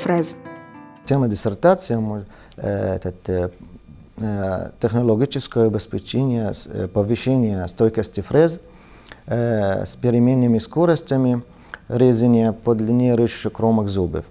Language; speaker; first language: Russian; non-native, learner; Arabic